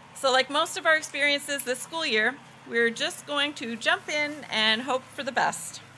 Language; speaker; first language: English; native; English